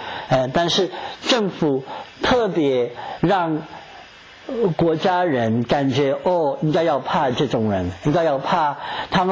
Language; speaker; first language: Chinese; non-native, fluent; English